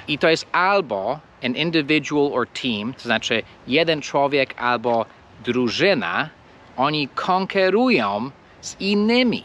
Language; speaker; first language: Polish; non-native, fluent; English